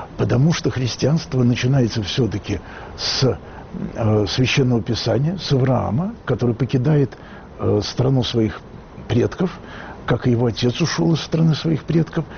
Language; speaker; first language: Russian; native; Russian